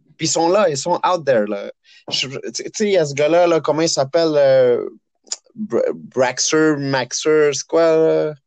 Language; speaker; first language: French; native; French